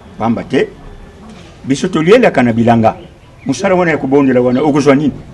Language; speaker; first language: Lingala; non-native, local second language; Kongo